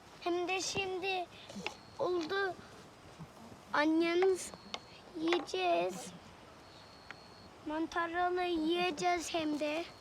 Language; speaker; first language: Turkish; early bilingual, heritage; Turkish